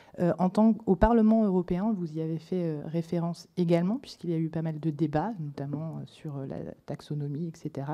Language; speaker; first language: French; native; French